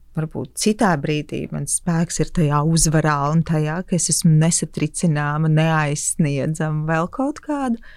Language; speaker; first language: Latvian; native; Latvian